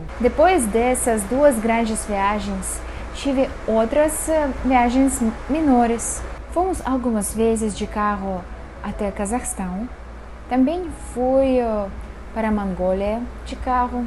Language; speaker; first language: Portuguese; non-native, fluent; Russian